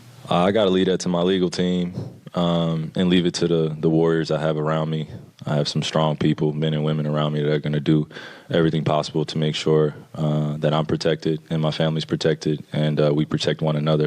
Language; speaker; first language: English; native; English